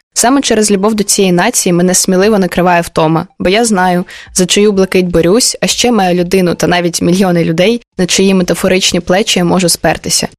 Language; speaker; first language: Ukrainian; native; Ukrainian